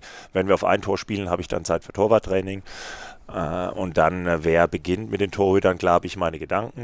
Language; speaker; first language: German; native; German